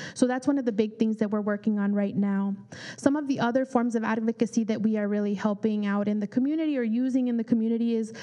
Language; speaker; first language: English; early bilingual, other home language; Spanish